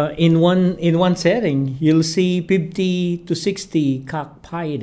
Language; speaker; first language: English; non-native, local second language; Filipino